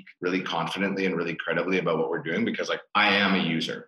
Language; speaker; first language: English; native; English